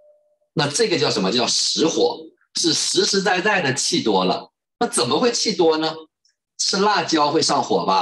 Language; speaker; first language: Chinese; native; Chinese